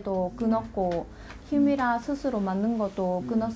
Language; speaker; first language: Korean; non-native, fluent; Vietnamese